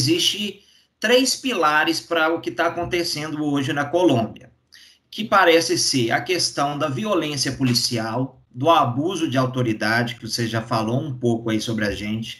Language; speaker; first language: Portuguese; native; Portuguese